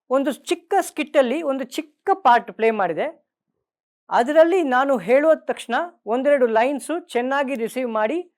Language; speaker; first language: Kannada; non-native, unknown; Tamil